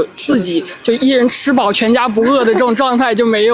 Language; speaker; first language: Chinese; native; Chinese